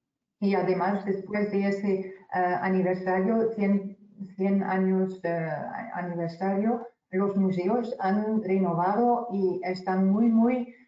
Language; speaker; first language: Spanish; non-native, fluent; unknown